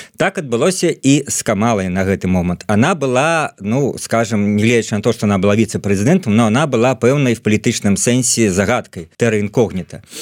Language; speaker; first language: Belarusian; non-native, local second language; Russian